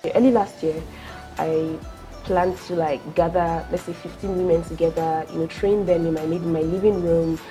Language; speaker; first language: English; non-native, local second language; Yoruba